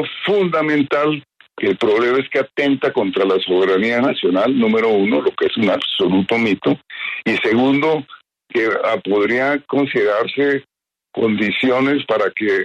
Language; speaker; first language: Spanish; native; Spanish